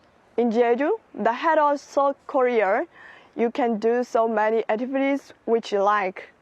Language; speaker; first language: English; non-native, fluent; Burmese